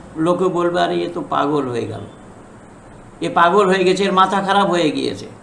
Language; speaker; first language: Bangla; non-native, fluent; Hindi